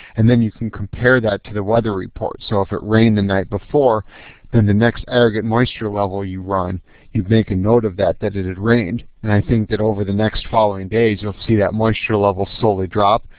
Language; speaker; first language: English; native; English